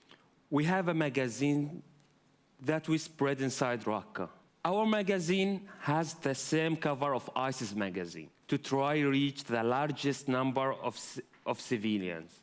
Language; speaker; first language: English; non-native, fluent; Arabic